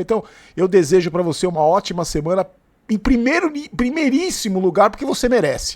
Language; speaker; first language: Portuguese; native; Portuguese